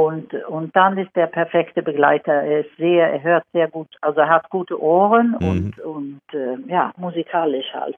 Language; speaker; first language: German; non-native, fluent; Swedish